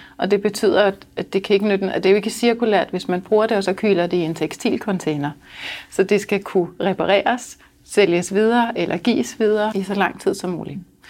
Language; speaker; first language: Danish; native; Danish